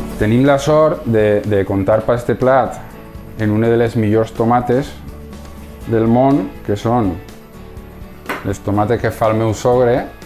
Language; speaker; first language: Catalan; non-native, local second language; Spanish